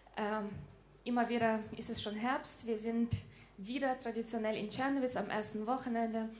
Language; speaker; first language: German; non-native, fluent; Ukrainian